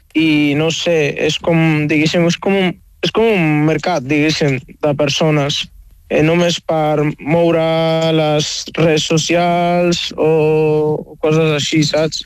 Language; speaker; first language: Catalan; non-native, fluent; Arabic